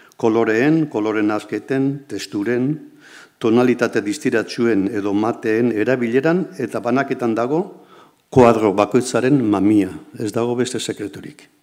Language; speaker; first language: Basque; native; Basque